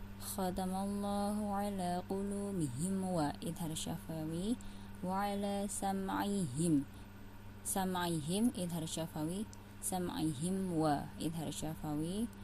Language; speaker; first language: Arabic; non-native, learner; Indonesian